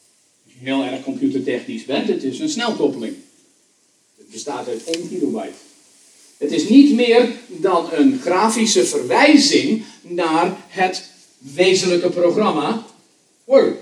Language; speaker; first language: Dutch; native; Dutch